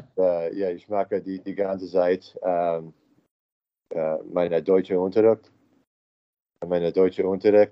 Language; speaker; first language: German; non-native, learner; English